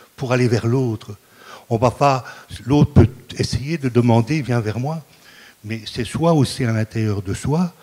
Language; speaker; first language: French; native; French